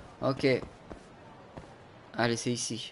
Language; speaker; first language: French; native; French